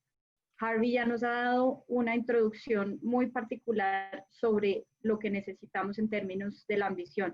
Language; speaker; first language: Spanish; native; Spanish